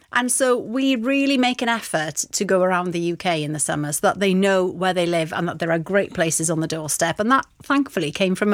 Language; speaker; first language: English; non-native, local second language; Welsh